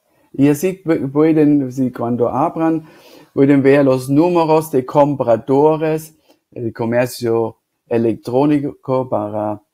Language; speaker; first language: Spanish; non-native, fluent; German